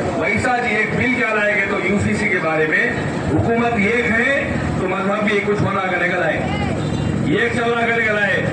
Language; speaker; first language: Urdu; native; Urdu